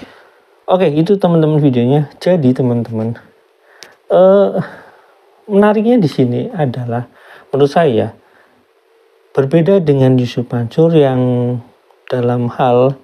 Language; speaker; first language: Indonesian; native; Indonesian